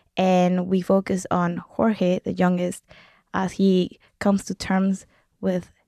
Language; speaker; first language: English; non-native, fluent; Spanish